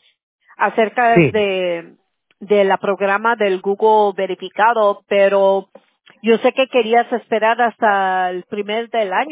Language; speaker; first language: Spanish; early bilingual, heritage; English